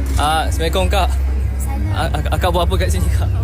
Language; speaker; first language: Malay; native; Malay